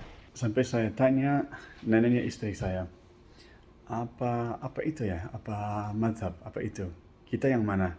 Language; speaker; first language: Indonesian; non-native, fluent; English